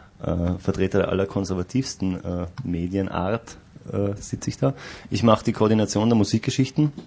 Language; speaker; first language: German; native; German